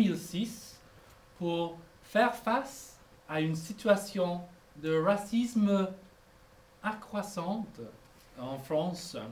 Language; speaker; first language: French; non-native, fluent; English